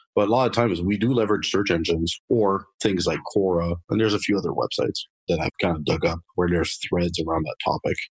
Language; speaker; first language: English; non-native, fluent; French